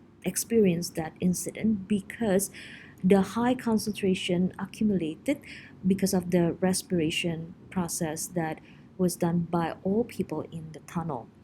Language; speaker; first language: English; non-native, fluent; Indonesian